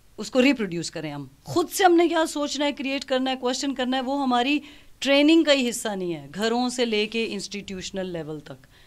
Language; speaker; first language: Urdu; non-native, local second language; Punjabi